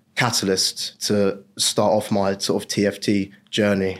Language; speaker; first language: English; native; English